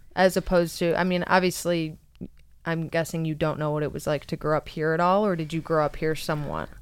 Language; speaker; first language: English; native; English